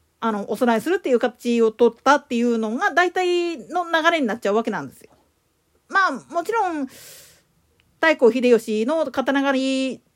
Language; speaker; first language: Japanese; native; Japanese